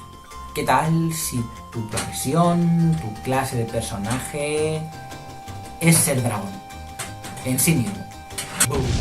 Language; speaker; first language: Spanish; native; Spanish